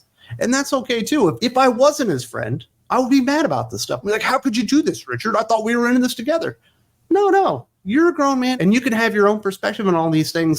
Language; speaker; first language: English; native; English